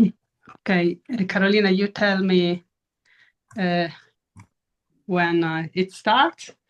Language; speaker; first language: English; non-native, fluent; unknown